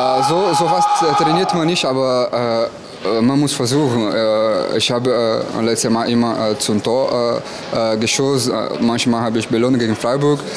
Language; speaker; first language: German; non-native, learner; Portuguese